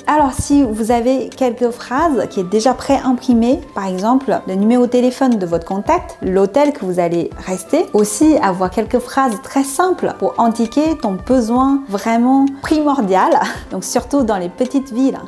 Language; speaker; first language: French; non-native, fluent; Chinese